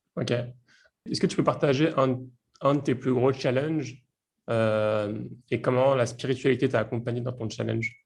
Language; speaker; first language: French; native; French